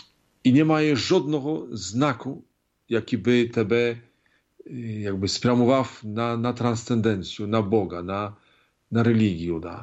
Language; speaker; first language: Polish; non-native, learner; Ukrainian